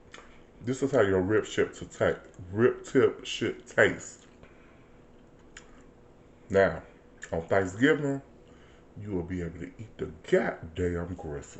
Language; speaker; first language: English; native; English